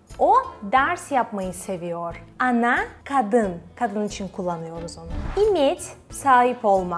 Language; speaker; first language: Turkish; non-native, fluent; Russian